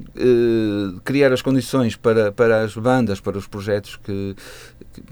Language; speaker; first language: Portuguese; native; Portuguese